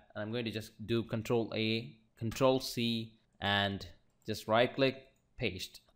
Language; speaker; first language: English; non-native, local second language; Malayalam